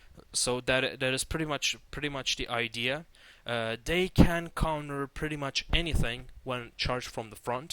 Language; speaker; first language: English; non-native, fluent; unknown